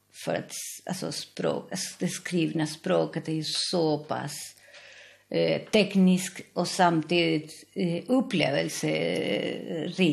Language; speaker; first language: Swedish; non-native, fluent; Spanish